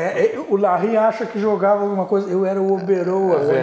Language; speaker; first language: Portuguese; native; Portuguese